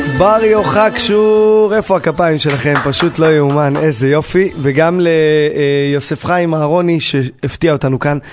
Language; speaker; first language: Hebrew; native; Hebrew